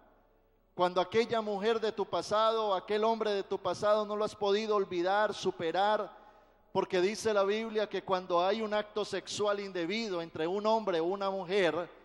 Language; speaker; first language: Spanish; native; Spanish